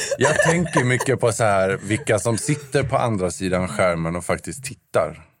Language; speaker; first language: Swedish; native; Swedish